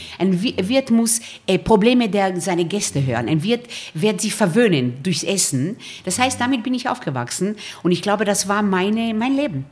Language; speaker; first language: German; early bilingual, other home language; Romanian